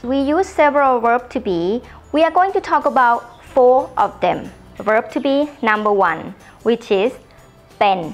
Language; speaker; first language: English; non-native, fluent; Thai